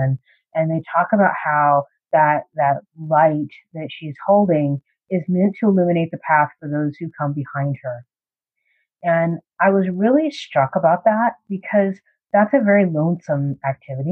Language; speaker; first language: English; native; English